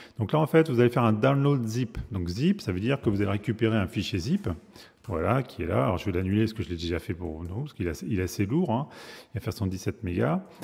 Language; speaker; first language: French; native; French